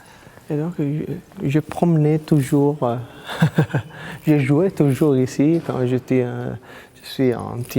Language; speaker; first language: French; non-native, learner; Italian